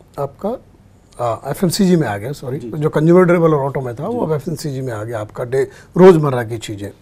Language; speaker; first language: Hindi; native; Hindi